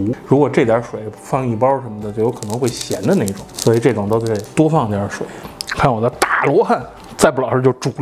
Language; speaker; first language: Chinese; native; Chinese